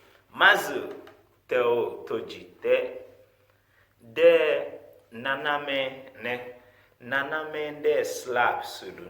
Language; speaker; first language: Japanese; non-native, fluent; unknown